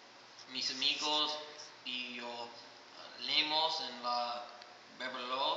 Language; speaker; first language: Spanish; non-native, learner; English